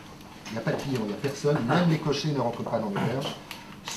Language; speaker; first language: French; native; French